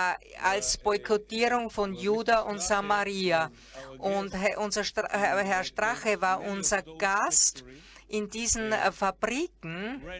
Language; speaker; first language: German; non-native, fluent; Hebrew